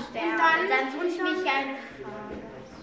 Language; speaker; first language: German; early bilingual, other home language; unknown